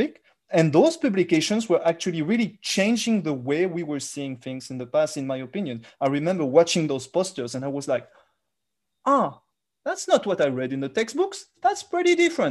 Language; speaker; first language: English; non-native, fluent; French